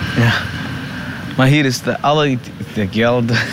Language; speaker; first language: Dutch; non-native, learner; Somali